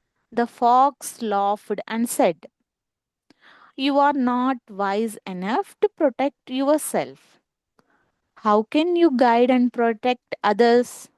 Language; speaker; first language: English; non-native, local second language; Telugu